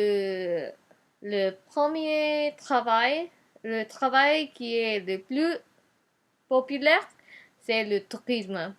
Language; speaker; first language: French; non-native, learner; Japanese